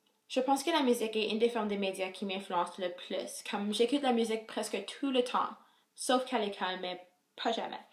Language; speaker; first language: French; non-native, local second language; English